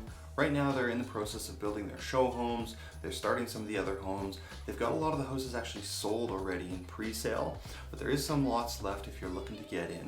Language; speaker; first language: English; native; English